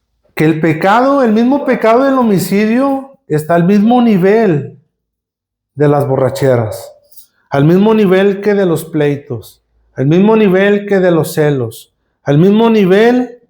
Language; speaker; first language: Spanish; native; Spanish